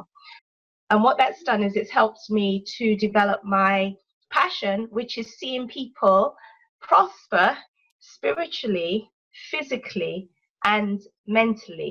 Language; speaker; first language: English; native; English